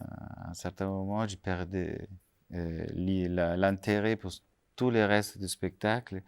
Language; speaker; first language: French; non-native, fluent; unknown